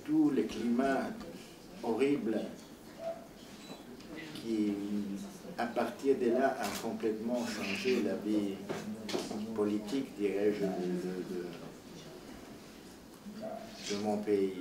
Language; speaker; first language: French; non-native, fluent; Italian